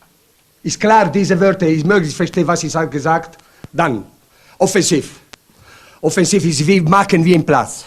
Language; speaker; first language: German; non-native, learner; Italian